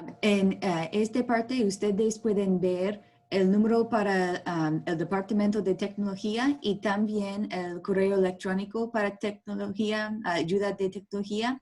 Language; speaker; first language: Spanish; non-native, learner; English